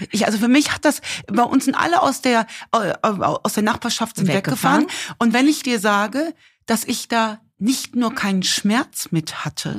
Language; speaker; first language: German; native; German